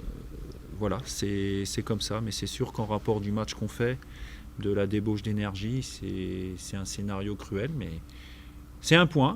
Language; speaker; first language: French; native; French